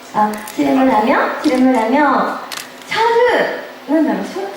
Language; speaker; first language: Korean; non-native, learner; Japanese